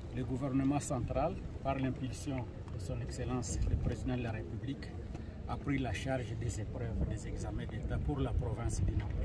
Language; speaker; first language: French; non-native, local second language; Swahili